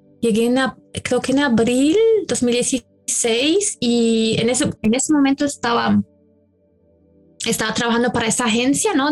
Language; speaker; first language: Spanish; non-native, fluent; German